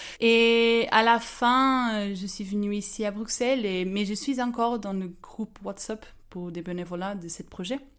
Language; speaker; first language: French; non-native, fluent; Portuguese